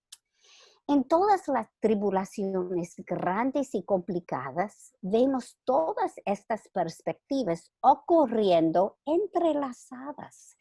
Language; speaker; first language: Spanish; non-native, fluent; English